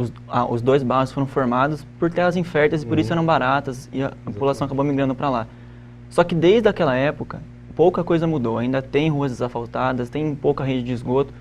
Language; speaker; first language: Portuguese; native; Portuguese